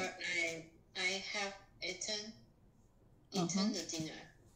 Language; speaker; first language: English; non-native, learner; Chinese